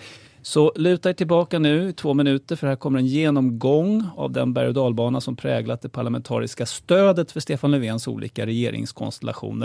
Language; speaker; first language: Swedish; native; Swedish